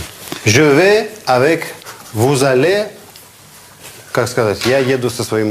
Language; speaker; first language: French; non-native, fluent; Russian